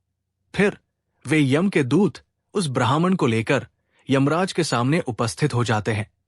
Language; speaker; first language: Hindi; native; Hindi